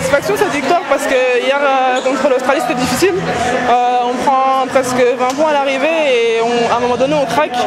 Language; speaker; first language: French; native; French